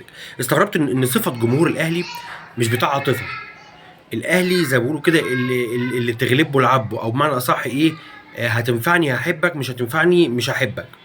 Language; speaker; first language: Arabic; native; Arabic